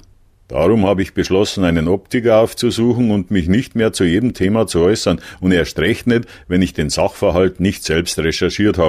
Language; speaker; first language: German; native; German